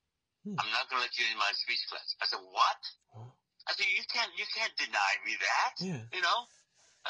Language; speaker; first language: English; native; English